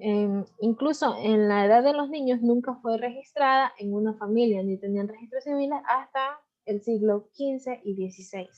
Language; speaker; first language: Spanish; native; Spanish